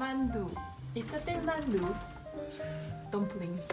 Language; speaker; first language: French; non-native, learner; Korean